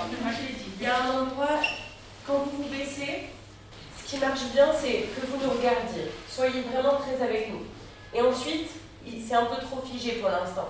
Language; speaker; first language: French; native; French